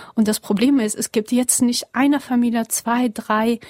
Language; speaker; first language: German; non-native, fluent; Persian